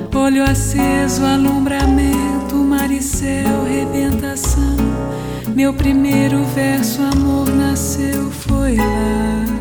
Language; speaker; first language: English; early bilingual, other home language; Portuguese